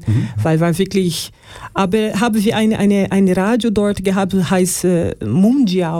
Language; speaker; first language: German; non-native, learner; Portuguese